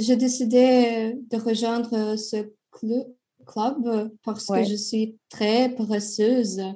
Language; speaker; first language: French; non-native, fluent; Russian